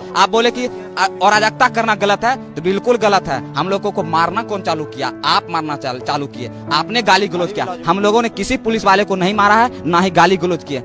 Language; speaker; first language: Hindi; native; Hindi